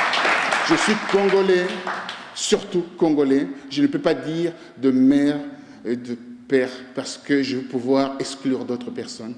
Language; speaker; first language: French; non-native, local second language; Lingala